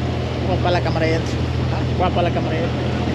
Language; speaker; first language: Spanish; native; Spanish